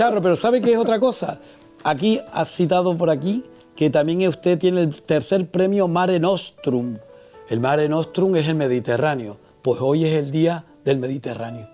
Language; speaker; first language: Spanish; native; Spanish